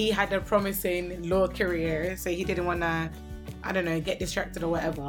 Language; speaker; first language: English; native; English